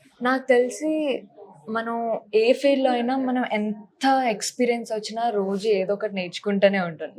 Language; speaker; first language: Telugu; native; Telugu